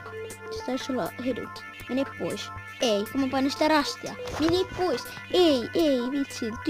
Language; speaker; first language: Finnish; native; Finnish